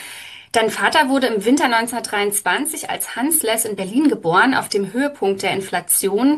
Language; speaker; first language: German; native; German